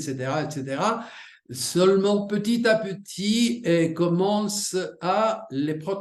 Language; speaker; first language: French; non-native, fluent; Spanish